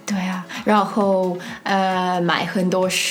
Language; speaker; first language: Chinese; non-native, fluent; Russian